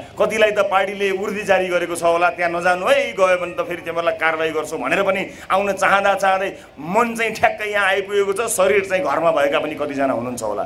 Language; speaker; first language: Nepali; native; Nepali